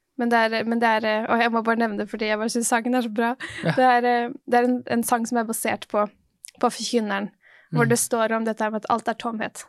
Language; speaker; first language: Norwegian; native; Norwegian